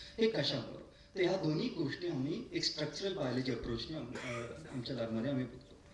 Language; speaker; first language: Marathi; non-native, local second language; Tamil